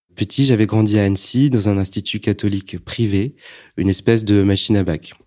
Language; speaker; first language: French; native; French